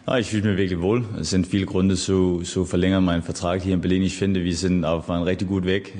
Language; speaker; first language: German; non-native, fluent; Danish